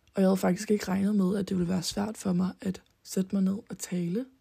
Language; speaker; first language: Danish; early bilingual, other home language; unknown